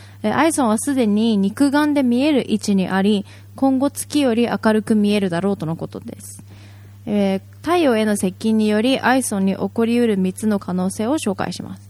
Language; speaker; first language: Japanese; native; Japanese